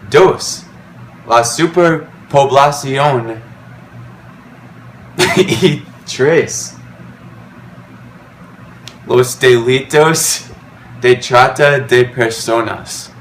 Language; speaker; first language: Spanish; non-native, learner; English